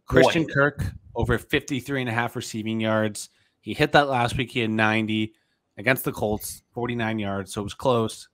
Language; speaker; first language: English; native; English